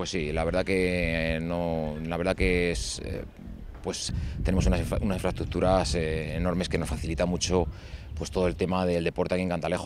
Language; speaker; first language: Spanish; native; Spanish